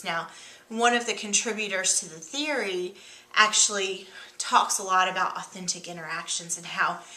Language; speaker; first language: English; native; English